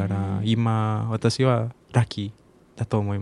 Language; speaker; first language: Japanese; non-native, learner; Spanish